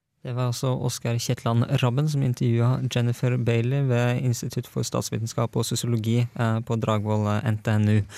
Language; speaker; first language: Norwegian; native; Norwegian